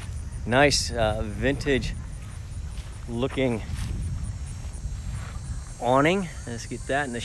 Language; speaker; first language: English; native; English